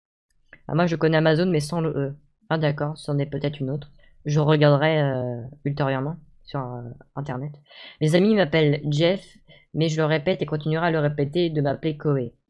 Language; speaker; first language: French; native; French